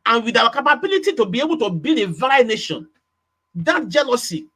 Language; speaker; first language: English; non-native, local second language; Yoruba